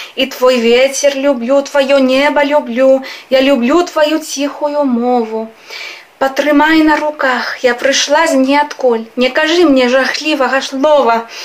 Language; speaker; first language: Belarusian; non-native, fluent; Spanish